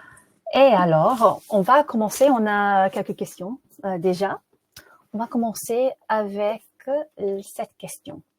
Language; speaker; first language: French; non-native, fluent; English